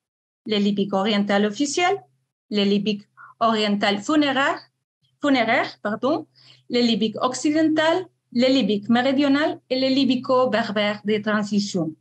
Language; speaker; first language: French; non-native, fluent; Spanish